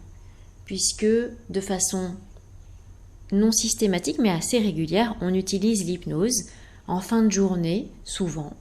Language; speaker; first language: French; native; French